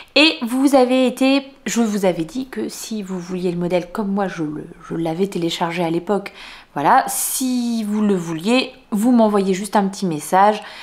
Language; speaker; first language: French; native; French